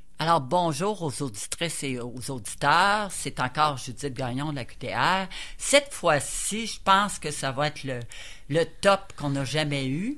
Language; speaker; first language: French; native; French